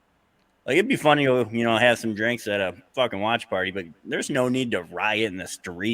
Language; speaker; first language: English; native; English